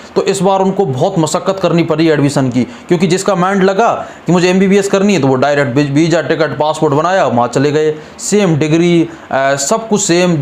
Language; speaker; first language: Hindi; native; Hindi